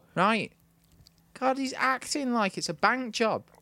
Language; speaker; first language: English; native; English